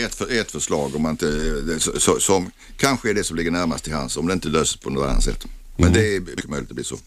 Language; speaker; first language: Swedish; native; Swedish